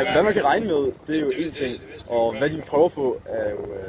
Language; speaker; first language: Danish; native; Danish